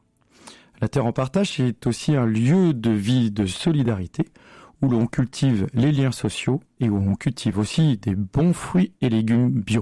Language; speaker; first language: French; native; French